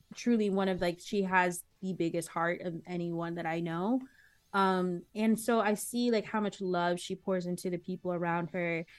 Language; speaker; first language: English; early bilingual, other home language; Akan